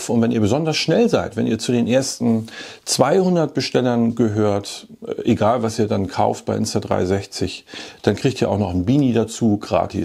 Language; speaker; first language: German; native; German